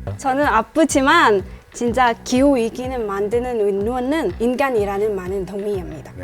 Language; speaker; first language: Korean; non-native, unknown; Vietnamese